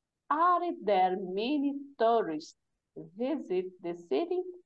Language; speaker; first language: English; non-native, learner; Portuguese